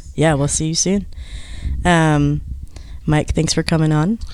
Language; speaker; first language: English; native; English